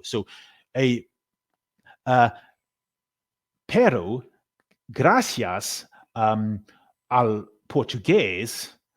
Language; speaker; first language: Spanish; non-native, learner; English